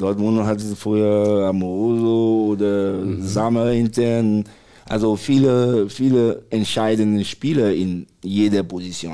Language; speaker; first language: German; non-native, fluent; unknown